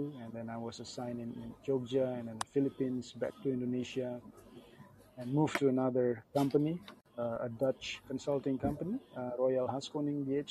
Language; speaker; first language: English; non-native, fluent; Indonesian